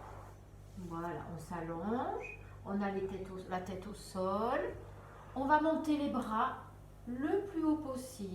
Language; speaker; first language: French; native; French